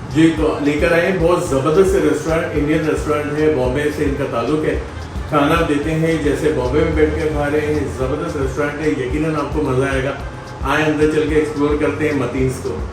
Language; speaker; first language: Hindi; native; Hindi